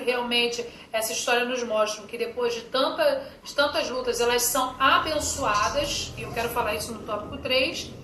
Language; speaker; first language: Portuguese; native; Portuguese